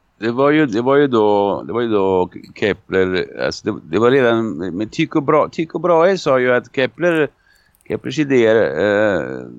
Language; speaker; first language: Swedish; non-native, fluent; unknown